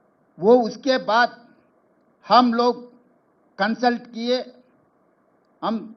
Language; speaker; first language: Hindi; non-native, local second language; Telugu